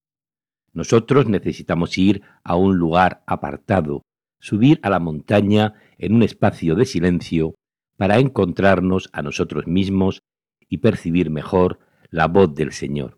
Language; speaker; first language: Spanish; native; Spanish